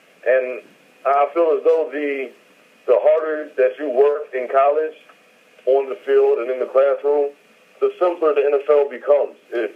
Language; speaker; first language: English; native; English